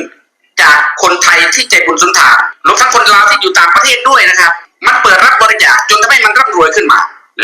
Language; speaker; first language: Thai; native; Thai